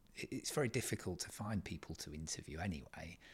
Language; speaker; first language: English; native; English